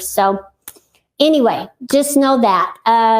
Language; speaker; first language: English; native; English